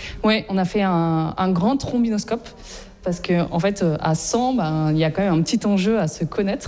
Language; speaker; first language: French; native; French